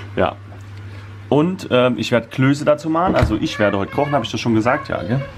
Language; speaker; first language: German; native; German